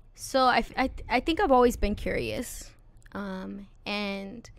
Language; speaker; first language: English; native; English